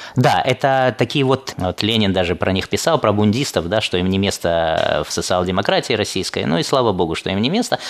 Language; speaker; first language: Russian; native; Russian